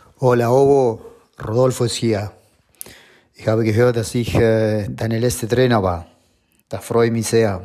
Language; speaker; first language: German; non-native, fluent; Spanish